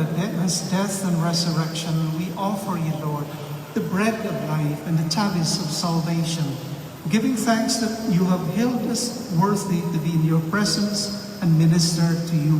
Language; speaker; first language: English; non-native, local second language; Filipino